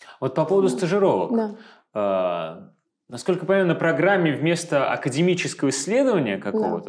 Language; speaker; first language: Russian; native; Russian